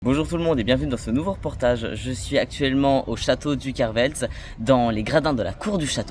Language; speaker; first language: French; native; French